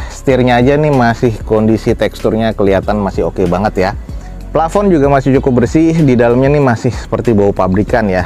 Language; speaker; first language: Indonesian; native; Indonesian